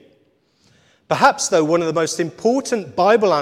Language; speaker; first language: English; native; English